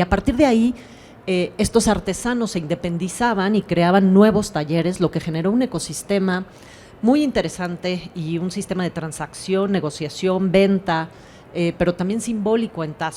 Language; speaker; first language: Spanish; native; Spanish